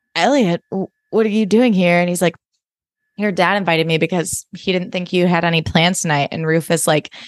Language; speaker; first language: English; native; English